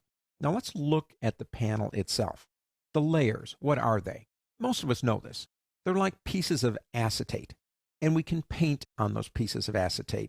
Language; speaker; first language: English; native; English